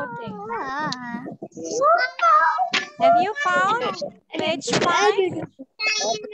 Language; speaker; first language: English; non-native, fluent; Indonesian